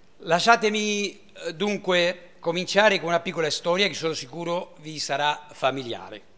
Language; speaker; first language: Italian; early bilingual, heritage; Italian